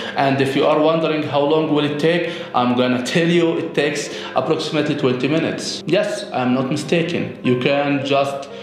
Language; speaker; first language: English; non-native, fluent; Arabic